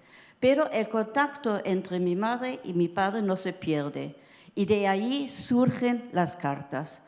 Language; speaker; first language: Spanish; early bilingual, heritage; Spanish